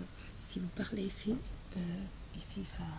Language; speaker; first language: French; non-native, fluent; Spanish